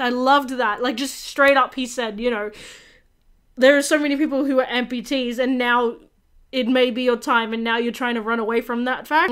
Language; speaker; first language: English; native; English